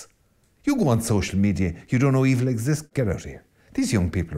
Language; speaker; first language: English; native; English